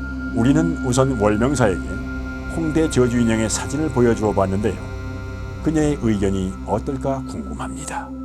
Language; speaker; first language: Korean; native; Korean